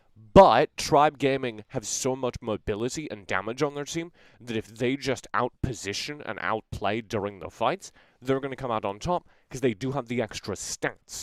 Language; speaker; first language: English; native; English